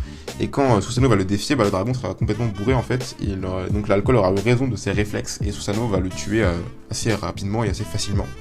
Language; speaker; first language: French; native; French